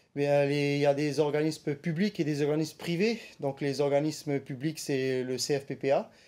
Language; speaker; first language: French; native; French